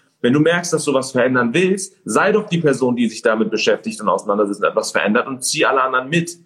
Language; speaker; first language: German; early bilingual, other home language; Persian